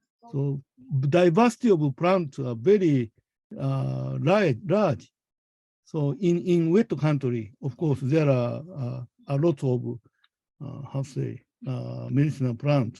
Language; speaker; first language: English; non-native, fluent; Japanese